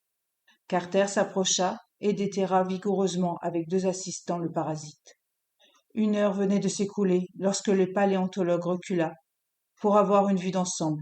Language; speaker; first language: French; native; French